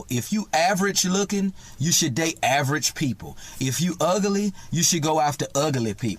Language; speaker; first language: English; native; English